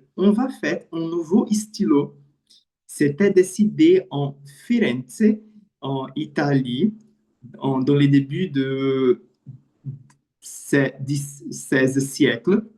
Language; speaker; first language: French; non-native, learner; Portuguese